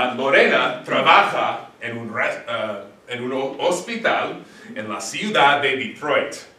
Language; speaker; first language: Spanish; non-native, fluent; English